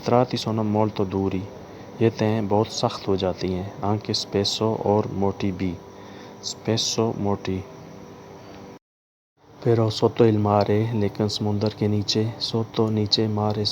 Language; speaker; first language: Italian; non-native, learner; Urdu